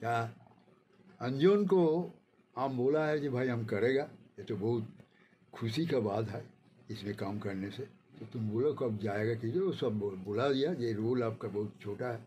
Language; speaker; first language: Hindi; non-native, local second language; Bangla